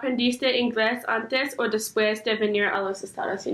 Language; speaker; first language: Spanish; non-native, learner; English